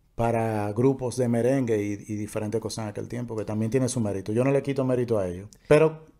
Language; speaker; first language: Spanish; native; Spanish